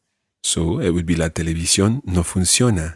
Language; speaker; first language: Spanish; non-native, fluent; English